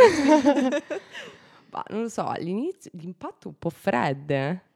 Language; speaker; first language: Italian; native; Italian